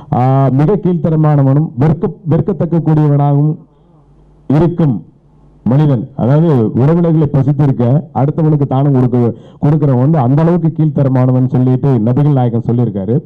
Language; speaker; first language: Tamil; native; Tamil